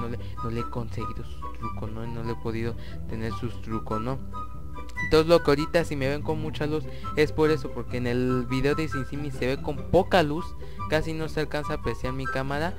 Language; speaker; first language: Spanish; native; Spanish